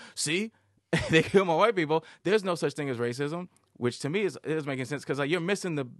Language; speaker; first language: English; native; English